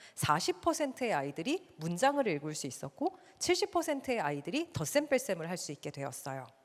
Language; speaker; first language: Korean; native; Korean